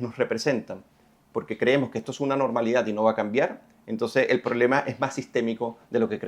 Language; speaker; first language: Spanish; native; Spanish